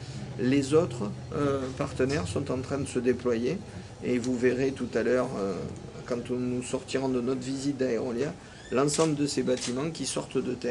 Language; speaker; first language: French; native; French